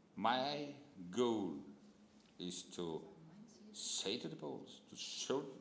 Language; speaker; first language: English; non-native, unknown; Polish